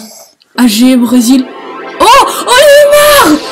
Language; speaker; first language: French; native; French